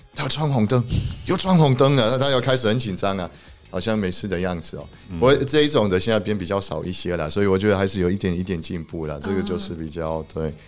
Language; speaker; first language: Chinese; non-native, fluent; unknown